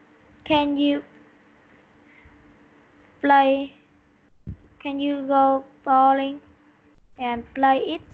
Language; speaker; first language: English; non-native, learner; Vietnamese